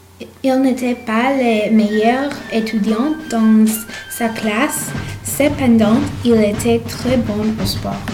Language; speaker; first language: French; non-native, learner; English